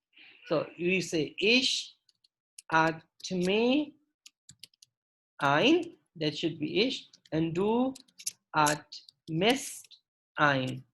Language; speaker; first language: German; non-native, fluent; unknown